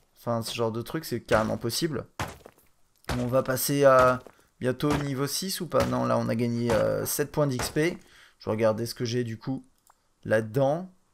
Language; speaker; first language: French; native; French